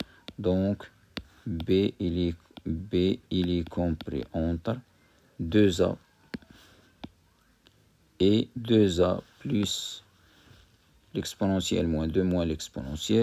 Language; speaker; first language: French; non-native, local second language; Arabic